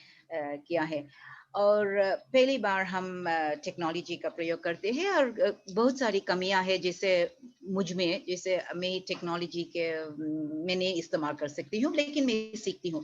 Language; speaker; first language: Hindi; early bilingual, heritage; Hindi